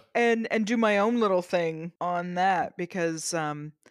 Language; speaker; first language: English; native; English